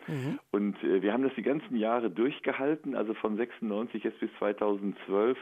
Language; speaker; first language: German; native; German